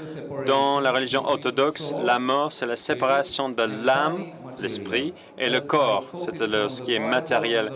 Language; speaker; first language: French; non-native, fluent; Romanian